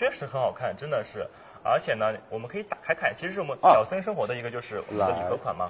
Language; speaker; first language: Chinese; native; Chinese